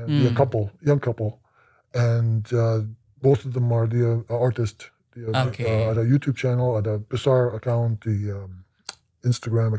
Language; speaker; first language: Indonesian; non-native, learner; English